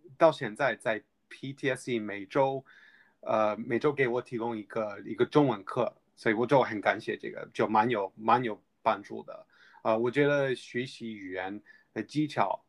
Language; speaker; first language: Chinese; non-native, fluent; English